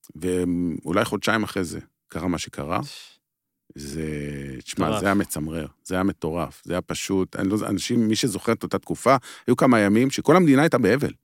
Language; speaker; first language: Hebrew; native; Hebrew